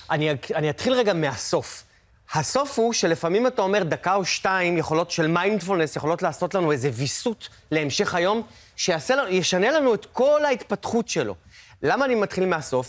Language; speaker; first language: Hebrew; native; Hebrew